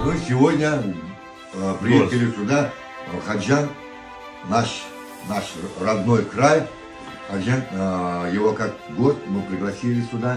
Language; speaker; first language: Russian; non-native, local second language; Tajik